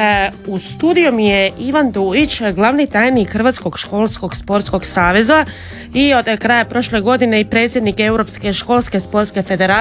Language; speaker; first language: Serbian; native; Serbian